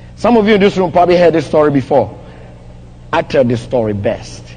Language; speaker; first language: English; non-native, local second language; Akan